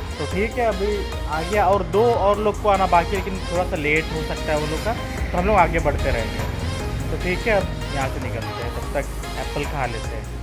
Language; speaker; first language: Hindi; native; Hindi